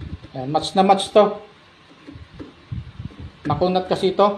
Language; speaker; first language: Filipino; native; Filipino